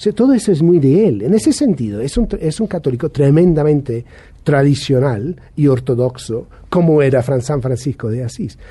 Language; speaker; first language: Spanish; non-native, fluent; English